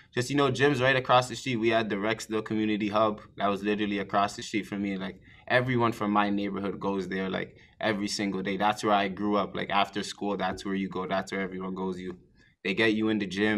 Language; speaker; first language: English; native; English